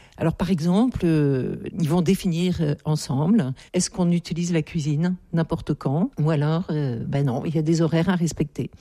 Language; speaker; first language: French; native; French